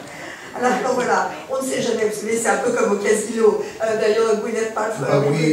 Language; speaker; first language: French; native; French